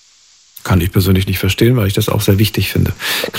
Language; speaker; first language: German; native; German